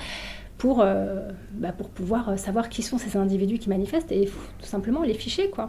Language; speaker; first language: French; native; French